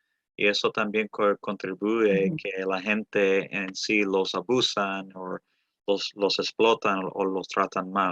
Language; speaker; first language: Spanish; early bilingual, heritage; Spanish